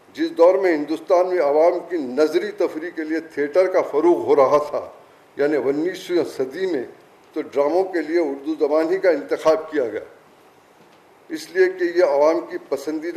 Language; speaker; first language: Urdu; native; Urdu